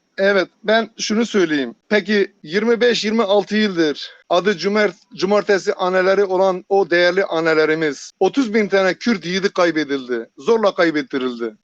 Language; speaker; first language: Turkish; non-native, local second language; Kurdish